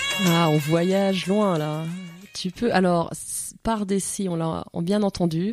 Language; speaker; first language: French; native; French